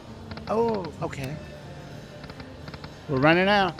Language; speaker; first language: English; native; English